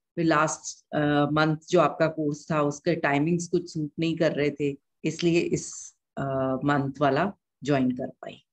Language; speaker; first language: Hindi; native; Hindi